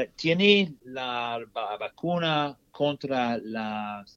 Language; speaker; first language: Spanish; non-native, learner; English